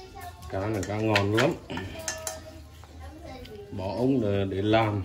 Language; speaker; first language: Vietnamese; non-native, local second language; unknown